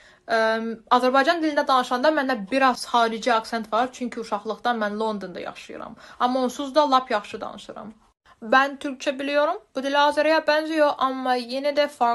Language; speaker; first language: Turkish; early bilingual, heritage; Azerbaijani